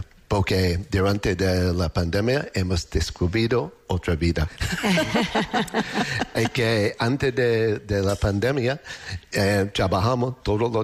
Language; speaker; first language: Spanish; non-native, learner; English